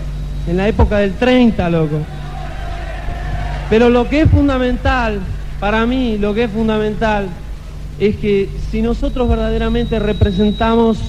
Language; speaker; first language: Spanish; native; Spanish